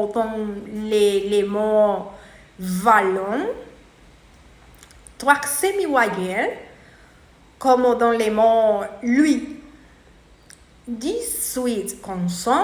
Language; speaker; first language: French; non-native, learner; Spanish